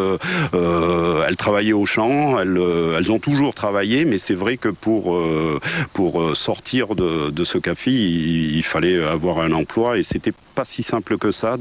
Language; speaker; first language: French; native; French